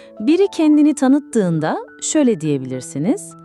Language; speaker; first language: Turkish; non-native, fluent; Russian